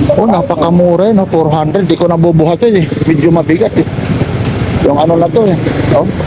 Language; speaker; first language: Filipino; non-native, local second language; Cebuano